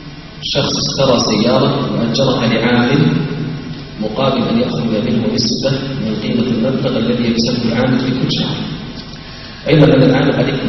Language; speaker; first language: Arabic; native; Arabic